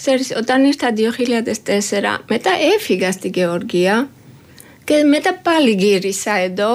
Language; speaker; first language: Greek; non-native, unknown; Georgian